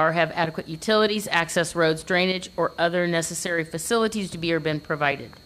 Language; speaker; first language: English; native; English